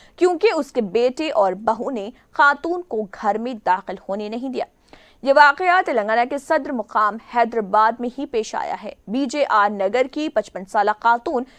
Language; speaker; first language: Urdu; native; Urdu